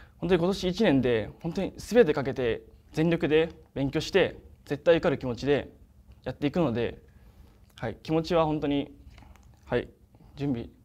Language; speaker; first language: Japanese; native; Japanese